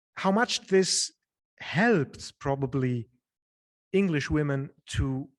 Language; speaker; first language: English; non-native, fluent; Italian